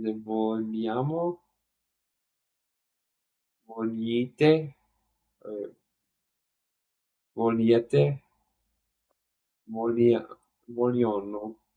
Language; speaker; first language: Italian; non-native, learner; English